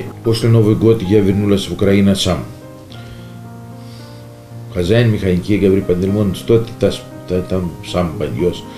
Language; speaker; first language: Russian; non-native, learner; Greek